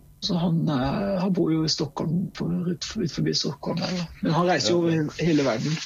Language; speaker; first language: Norwegian; native; Norwegian